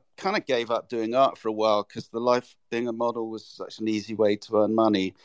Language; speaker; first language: English; native; English